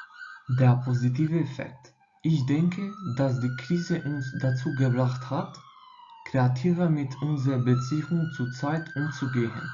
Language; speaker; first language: German; non-native, fluent; Albanian